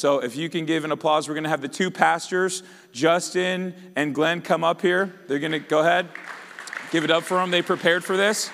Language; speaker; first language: English; native; English